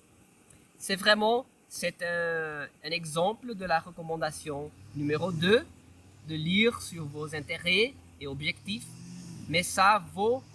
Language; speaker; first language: French; non-native, fluent; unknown